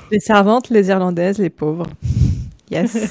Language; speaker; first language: French; native; French